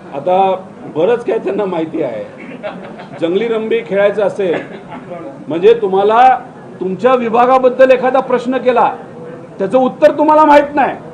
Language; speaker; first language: Marathi; native; Marathi